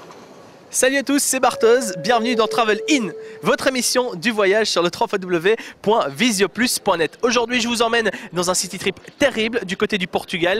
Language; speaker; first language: French; native; French